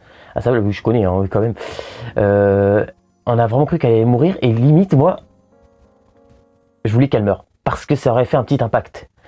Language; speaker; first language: French; native; French